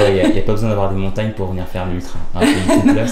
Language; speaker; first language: French; native; French